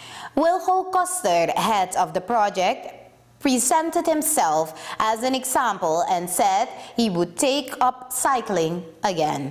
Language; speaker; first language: English; non-native, fluent; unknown